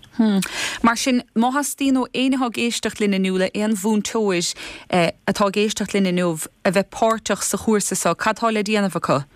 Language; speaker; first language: Irish; native; Irish